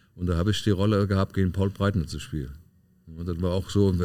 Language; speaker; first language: German; native; German